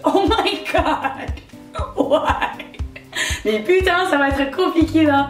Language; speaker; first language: French; non-native, fluent; Portuguese